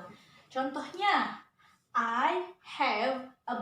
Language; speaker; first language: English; non-native, learner; Indonesian